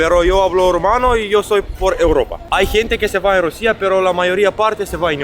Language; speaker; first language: Spanish; non-native, learner; Romanian